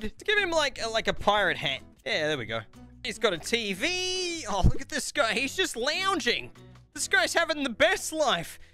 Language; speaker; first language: English; native; English